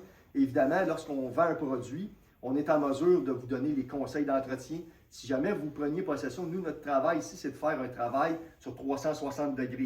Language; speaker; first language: French; native; French